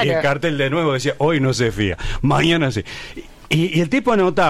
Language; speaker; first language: Spanish; native; Spanish